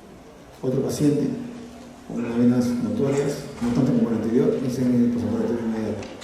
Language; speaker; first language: Spanish; native; Spanish